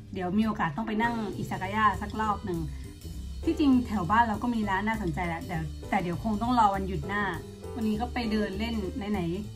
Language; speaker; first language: Thai; native; Thai